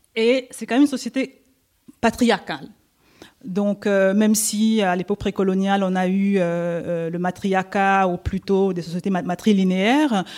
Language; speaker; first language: French; native; French